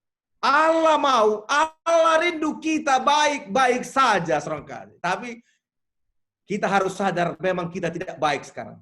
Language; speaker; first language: Indonesian; native; Indonesian